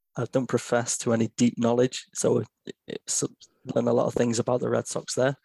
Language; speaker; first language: English; native; English